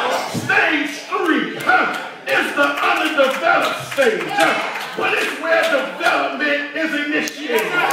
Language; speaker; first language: English; native; English